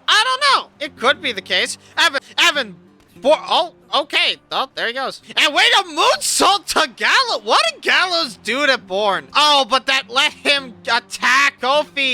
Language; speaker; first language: English; native; English